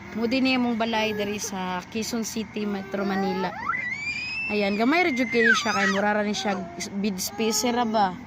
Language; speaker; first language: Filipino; non-native, local second language; Cebuano